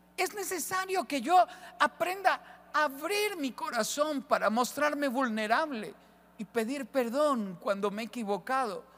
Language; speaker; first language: Spanish; native; Spanish